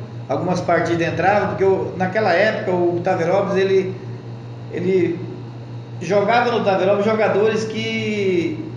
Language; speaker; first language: Portuguese; native; Portuguese